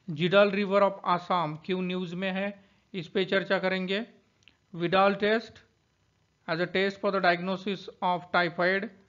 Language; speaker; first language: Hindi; non-native, local second language; Marathi